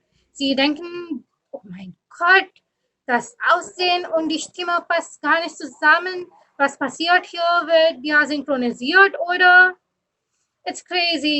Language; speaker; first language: German; early bilingual, other home language; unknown